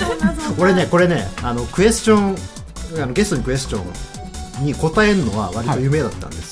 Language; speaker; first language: Japanese; native; Japanese